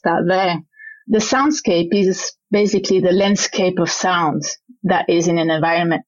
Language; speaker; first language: English; non-native, fluent; French